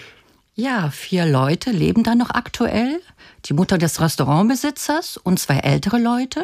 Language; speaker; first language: German; native; German